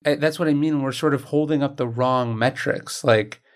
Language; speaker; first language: English; native; English